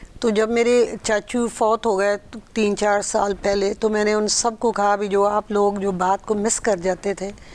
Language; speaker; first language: Urdu; early bilingual, heritage; Urdu